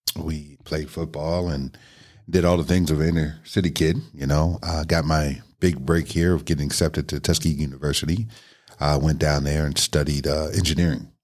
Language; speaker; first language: English; native; English